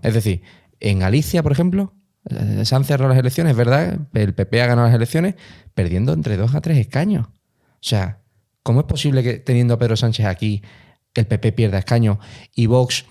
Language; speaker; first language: Spanish; native; Spanish